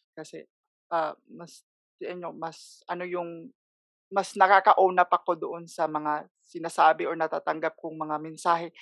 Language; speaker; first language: Filipino; non-native, local second language; Cebuano